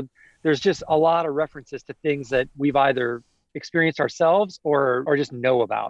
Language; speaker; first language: English; native; English